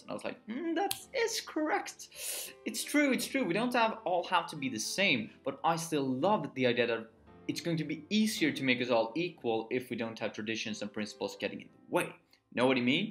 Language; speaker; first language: English; non-native, fluent; Swedish